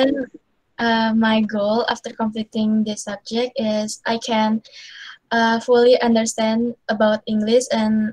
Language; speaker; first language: English; non-native, learner; Indonesian